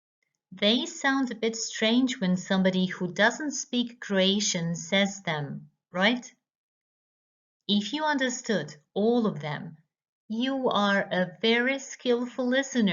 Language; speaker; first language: English; non-native, fluent; Croatian